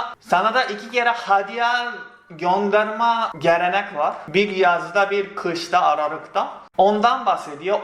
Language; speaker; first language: Turkish; non-native, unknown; Japanese